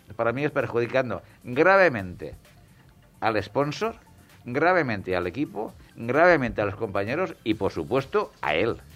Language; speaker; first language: Spanish; native; Spanish